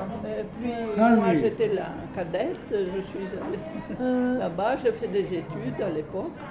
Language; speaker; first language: French; non-native, fluent; Greek